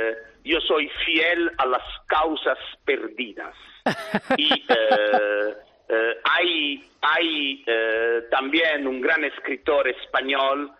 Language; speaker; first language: Spanish; non-native, fluent; Italian